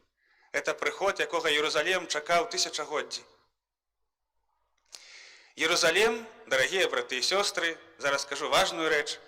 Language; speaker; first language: Belarusian; native; Belarusian